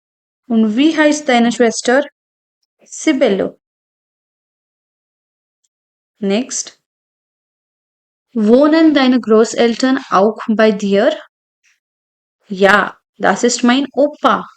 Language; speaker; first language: German; non-native, fluent; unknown